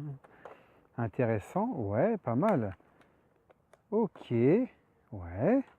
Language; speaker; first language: French; native; French